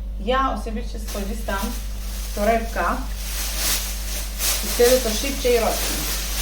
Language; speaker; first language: Polish; non-native, learner; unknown